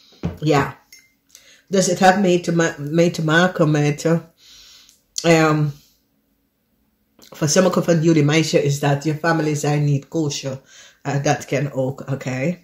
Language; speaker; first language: Dutch; non-native, learner; English